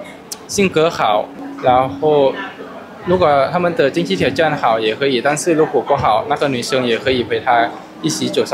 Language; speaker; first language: Chinese; non-native, fluent; Lao